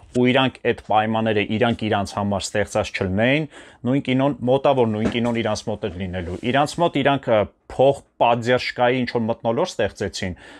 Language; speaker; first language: Armenian; native; Armenian